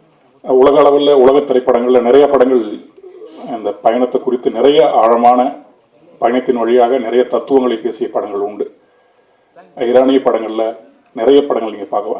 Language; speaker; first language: Tamil; native; Tamil